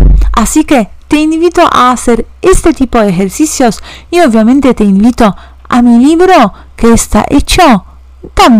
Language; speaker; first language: Spanish; non-native, fluent; Polish